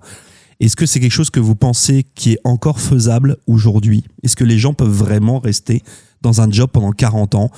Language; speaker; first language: French; native; French